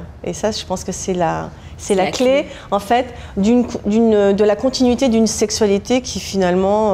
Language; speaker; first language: French; native; French